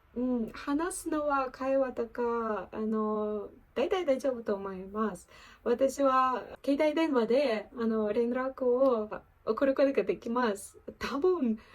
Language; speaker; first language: Japanese; non-native, learner; Ukrainian